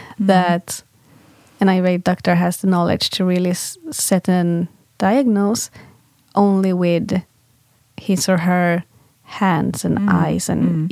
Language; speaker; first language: English; non-native, fluent; Swedish